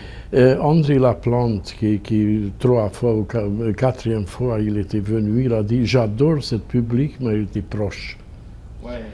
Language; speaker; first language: French; non-native, fluent; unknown